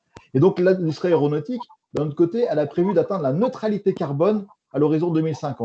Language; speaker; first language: French; native; French